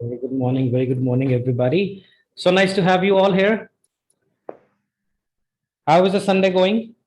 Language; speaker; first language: English; non-native, fluent; Hindi